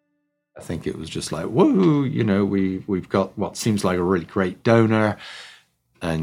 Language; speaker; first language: English; native; English